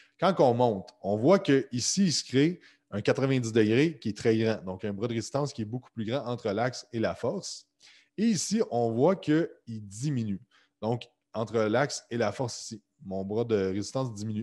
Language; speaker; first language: French; native; French